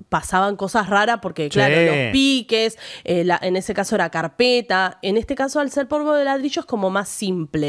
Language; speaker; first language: Spanish; native; Spanish